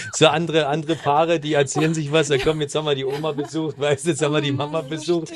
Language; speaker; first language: German; native; German